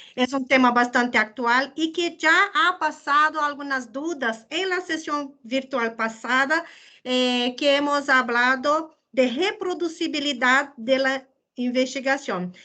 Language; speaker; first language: Spanish; non-native, fluent; Portuguese